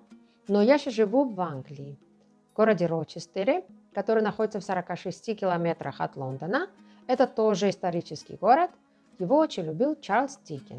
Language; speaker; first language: Russian; non-native, local second language; Georgian